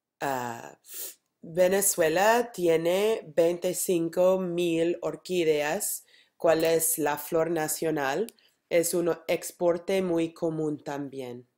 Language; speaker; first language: Spanish; non-native, learner; English